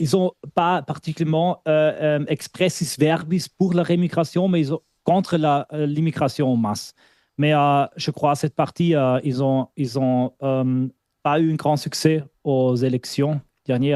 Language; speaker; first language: French; non-native, fluent; German